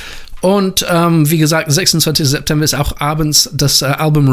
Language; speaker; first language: German; non-native, learner; English